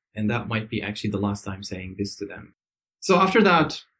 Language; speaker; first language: English; non-native, fluent; Arabic